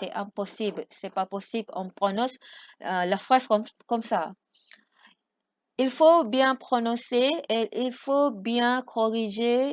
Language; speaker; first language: French; non-native, fluent; Malay